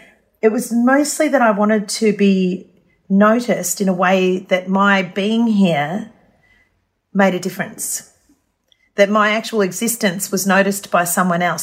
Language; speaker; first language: English; native; English